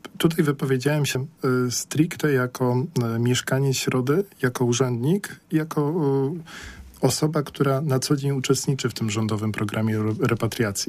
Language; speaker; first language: Polish; native; Polish